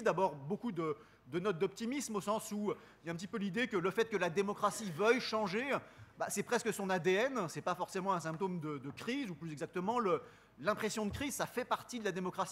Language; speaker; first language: French; native; French